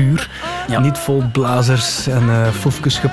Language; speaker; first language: Dutch; native; Dutch